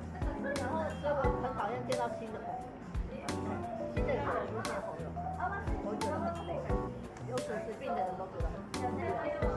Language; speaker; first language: Chinese; native; Chinese